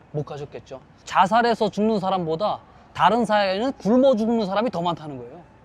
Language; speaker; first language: Korean; native; Korean